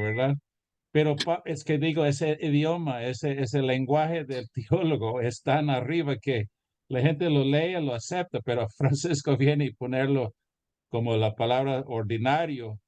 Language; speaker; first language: Spanish; early bilingual, heritage; Spanish